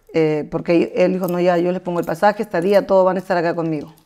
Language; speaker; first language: Spanish; native; Spanish